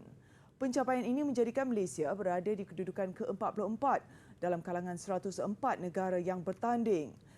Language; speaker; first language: Malay; native; Malay